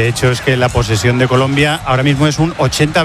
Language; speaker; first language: Spanish; native; Spanish